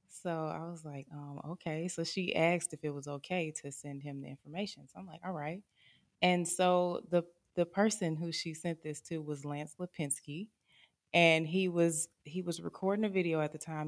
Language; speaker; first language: English; native; English